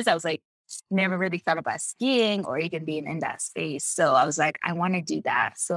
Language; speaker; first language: English; non-native, fluent; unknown